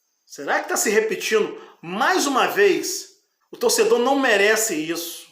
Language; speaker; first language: Portuguese; native; Portuguese